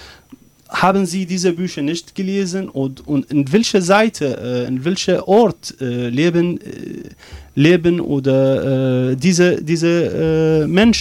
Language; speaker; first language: German; non-native, learner; Arabic